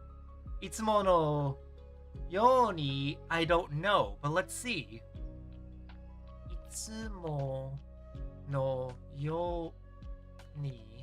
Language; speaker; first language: Japanese; non-native, learner; English